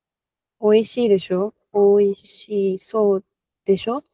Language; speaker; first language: Japanese; non-native, learner; Spanish